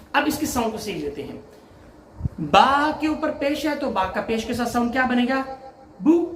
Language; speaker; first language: Urdu; native; Urdu